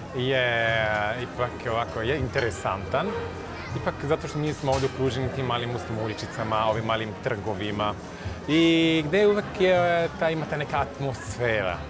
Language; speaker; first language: Serbian; early bilingual, heritage; Serbian